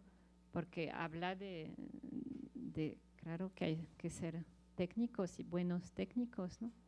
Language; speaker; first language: Spanish; non-native, fluent; French